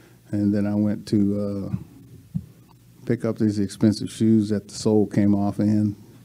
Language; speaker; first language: English; native; English